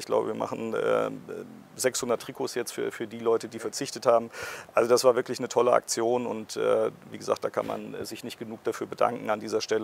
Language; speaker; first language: German; native; German